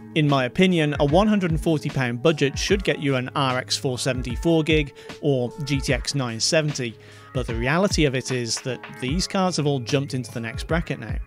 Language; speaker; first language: English; native; English